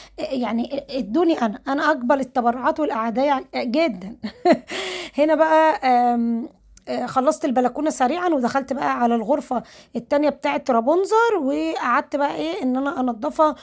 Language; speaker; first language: Arabic; native; Arabic